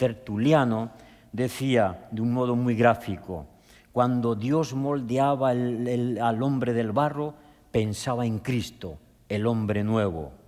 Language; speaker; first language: Spanish; native; Spanish